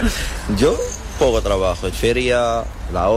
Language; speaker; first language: Spanish; non-native, learner; Arabic